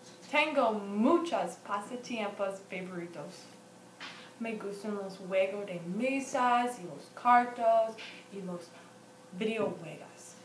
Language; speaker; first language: Spanish; non-native, learner; English